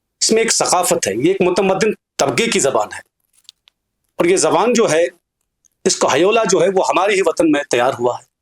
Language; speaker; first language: Urdu; non-native, local second language; Kashmiri